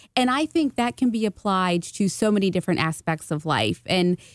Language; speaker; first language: English; native; English